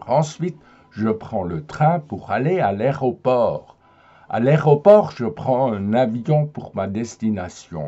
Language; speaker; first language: French; non-native, fluent; German